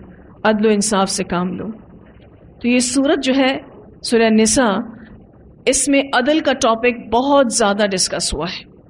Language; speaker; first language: Urdu; native; Urdu